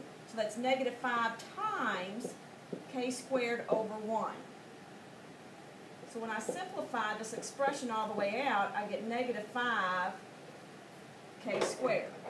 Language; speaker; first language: English; native; English